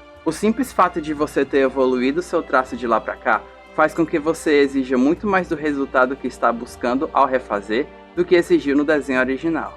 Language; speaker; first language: Portuguese; native; Portuguese